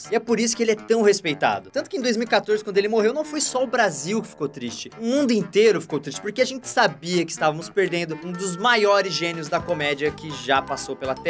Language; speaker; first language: Portuguese; native; Portuguese